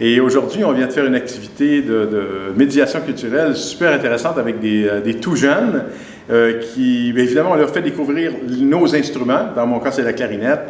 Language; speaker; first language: French; native; French